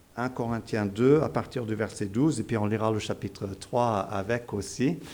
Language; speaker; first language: French; non-native, fluent; English